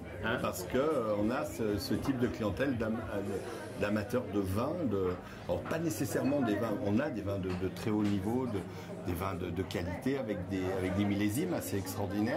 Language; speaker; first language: French; native; French